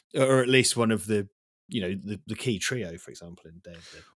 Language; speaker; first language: English; native; English